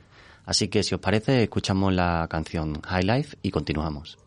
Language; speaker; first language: Spanish; native; Spanish